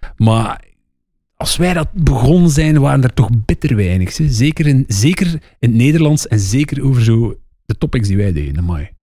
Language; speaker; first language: Dutch; non-native, local second language; French